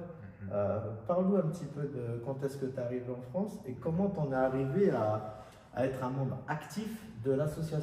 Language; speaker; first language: French; native; French